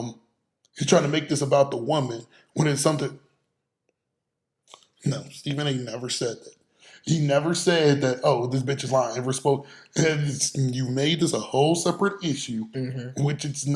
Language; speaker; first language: English; native; English